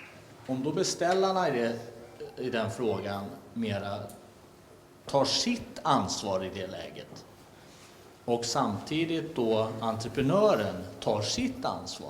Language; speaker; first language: Swedish; native; Swedish